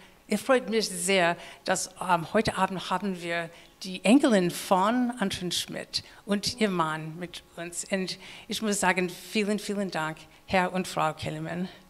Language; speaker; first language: German; non-native, learner; English